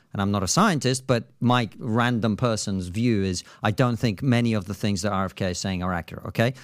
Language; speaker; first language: English; non-native, fluent; Russian